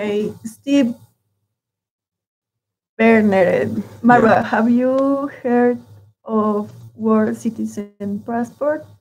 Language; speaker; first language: English; non-native, learner; Spanish